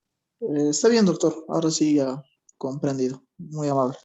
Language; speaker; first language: Spanish; native; Spanish